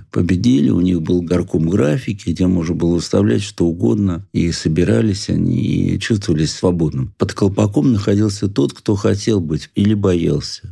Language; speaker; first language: Russian; native; Russian